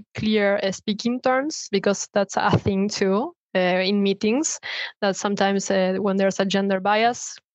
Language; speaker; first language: English; non-native, fluent; Spanish